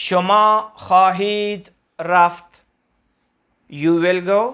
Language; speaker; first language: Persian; non-native, fluent; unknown